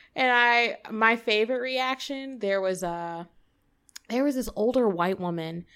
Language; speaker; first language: English; native; English